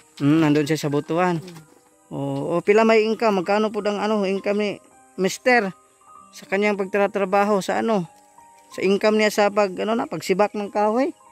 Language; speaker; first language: Filipino; non-native, local second language; Cebuano